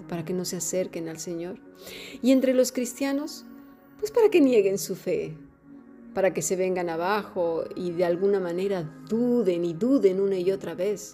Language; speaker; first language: Spanish; native; Spanish